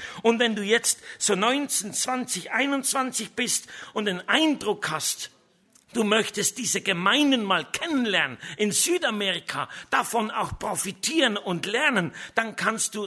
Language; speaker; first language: German; native; German